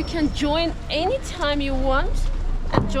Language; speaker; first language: English; non-native, learner; Armenian